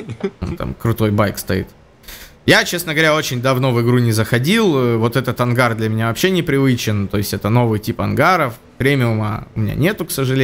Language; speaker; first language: Russian; native; Russian